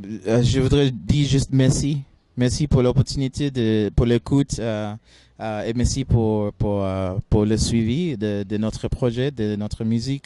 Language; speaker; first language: French; non-native, learner; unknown